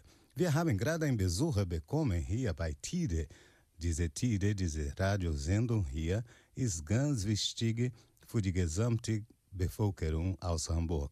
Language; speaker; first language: German; non-native, fluent; Portuguese